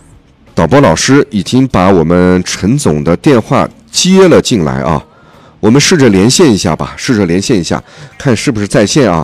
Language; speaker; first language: Chinese; native; Chinese